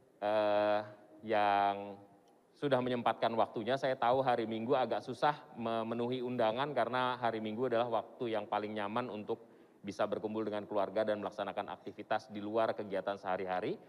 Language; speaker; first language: Indonesian; native; Indonesian